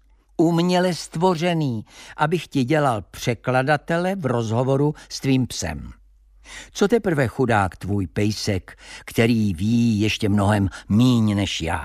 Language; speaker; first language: Czech; native; Czech